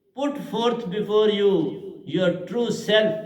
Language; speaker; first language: English; non-native, local second language; Hindi